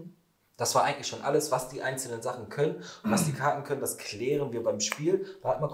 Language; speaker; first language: German; native; German